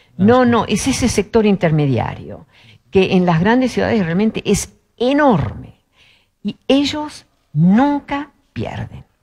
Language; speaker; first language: Spanish; early bilingual, other home language; Dutch